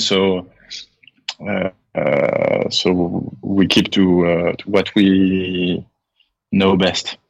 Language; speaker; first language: English; non-native, fluent; French